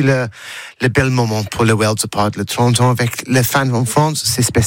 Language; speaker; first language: French; non-native, learner; English